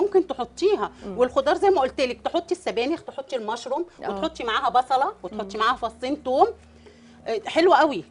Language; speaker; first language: Arabic; native; Arabic